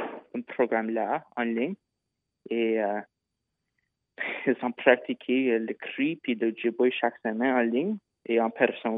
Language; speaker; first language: French; non-native, local second language; English